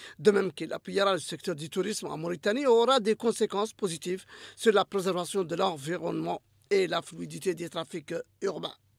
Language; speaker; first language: French; non-native, local second language; Arabic